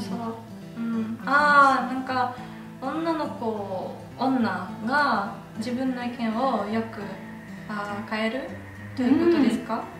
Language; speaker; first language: Japanese; non-native, learner; Russian